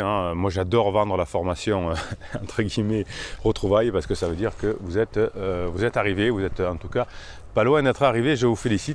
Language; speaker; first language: French; native; French